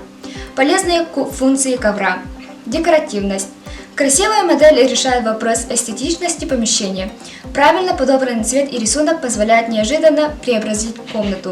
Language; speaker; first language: Russian; non-native, local second language; Yakut